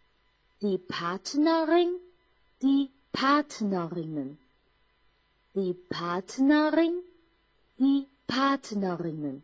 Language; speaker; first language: German; non-native, fluent; Chinese